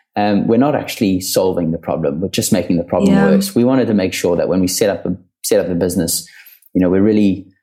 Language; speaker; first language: English; native; English